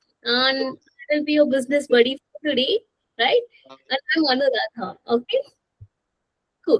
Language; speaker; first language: English; non-native, local second language; Hindi